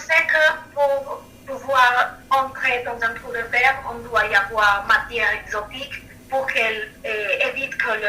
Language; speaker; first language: French; non-native, learner; Spanish